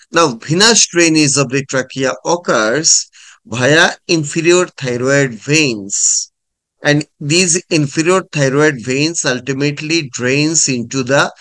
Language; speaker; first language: English; non-native, local second language; Bangla